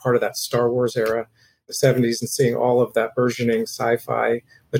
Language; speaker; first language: English; native; English